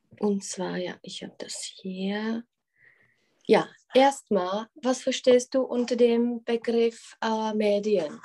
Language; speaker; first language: German; non-native, fluent; Czech